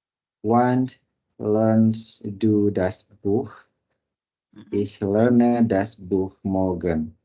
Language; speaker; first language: German; non-native, learner; Indonesian